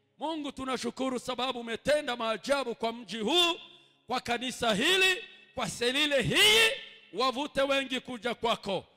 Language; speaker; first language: Swahili; non-native, local second language; Kinyarwanda